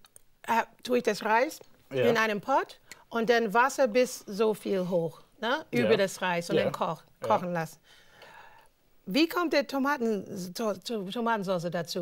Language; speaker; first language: German; non-native, learner; English